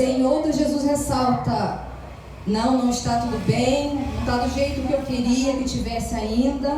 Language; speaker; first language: Portuguese; native; Portuguese